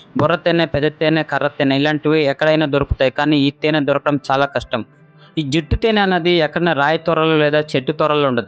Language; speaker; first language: Telugu; non-native, local second language; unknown